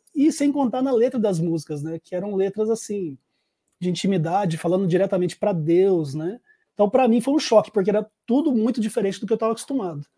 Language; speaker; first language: Portuguese; native; Portuguese